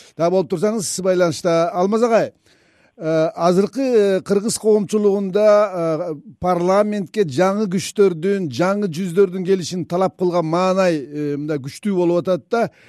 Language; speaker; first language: Kyrgyz; native; Kyrgyz